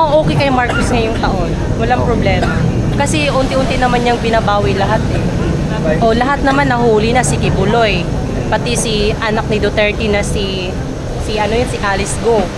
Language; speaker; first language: Filipino; native; Filipino